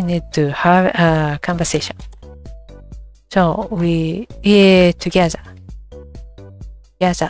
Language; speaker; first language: English; non-native, learner; Japanese